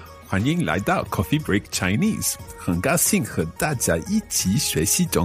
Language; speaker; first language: Chinese; non-native, learner; English